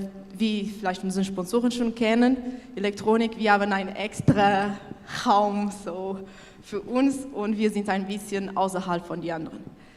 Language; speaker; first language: German; non-native, local second language; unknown